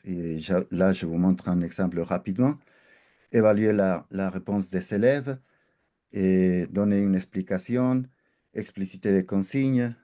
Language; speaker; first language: French; non-native, fluent; Spanish